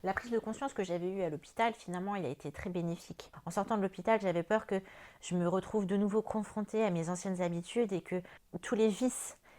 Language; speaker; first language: French; native; French